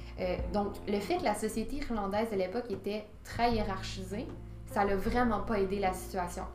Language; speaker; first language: French; native; French